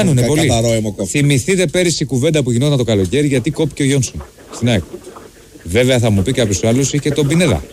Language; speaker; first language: Greek; native; Greek